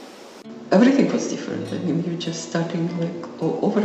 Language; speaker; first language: English; non-native, learner; Russian